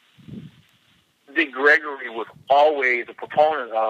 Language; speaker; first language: English; native; English